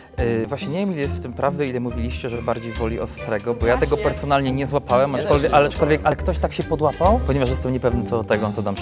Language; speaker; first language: Polish; native; Polish